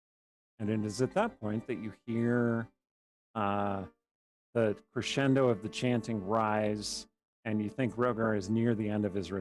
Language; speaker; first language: English; native; English